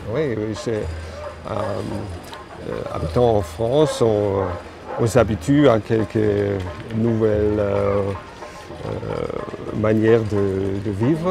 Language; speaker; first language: French; non-native, fluent; German